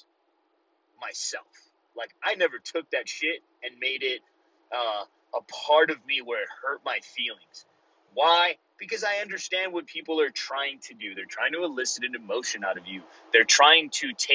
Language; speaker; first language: English; early bilingual, other home language; Spanish